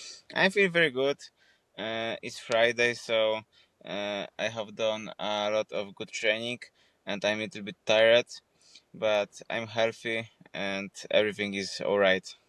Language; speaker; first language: English; non-native, fluent; Polish